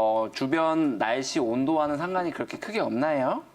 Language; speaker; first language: Korean; native; Korean